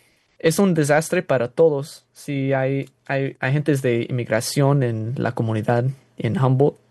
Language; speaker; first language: Spanish; non-native, learner; English